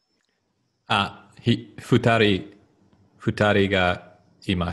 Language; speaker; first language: Japanese; non-native, learner; English